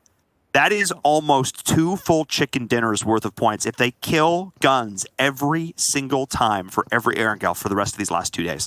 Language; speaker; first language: English; native; English